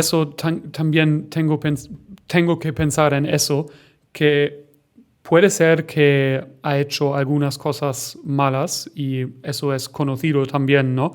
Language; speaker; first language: Spanish; non-native, fluent; German